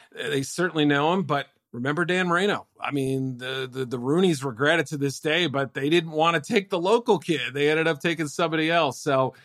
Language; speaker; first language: English; native; English